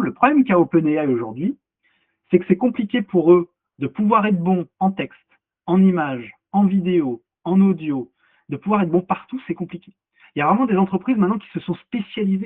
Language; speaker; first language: French; native; French